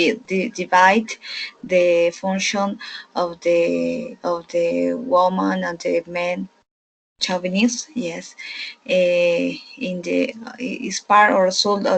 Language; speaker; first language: English; non-native, learner; Spanish